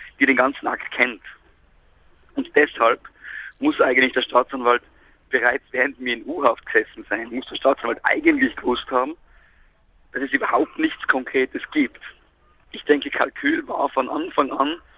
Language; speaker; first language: German; native; German